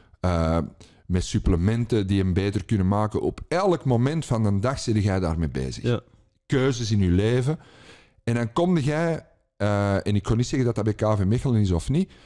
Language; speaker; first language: Dutch; native; Dutch